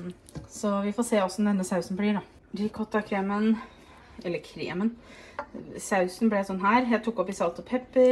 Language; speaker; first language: Norwegian; native; Norwegian